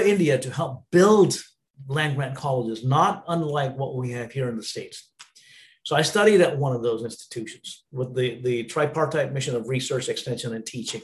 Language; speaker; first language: English; non-native, local second language; Tamil